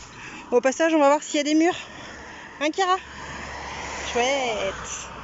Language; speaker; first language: French; native; French